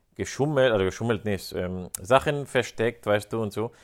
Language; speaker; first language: German; non-native, fluent; Spanish